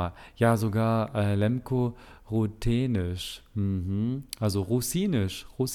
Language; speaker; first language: German; native; German